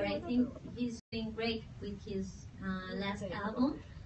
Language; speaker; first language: English; non-native, fluent; Spanish